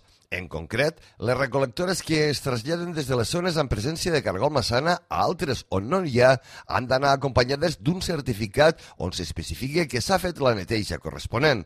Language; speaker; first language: Catalan; native; Catalan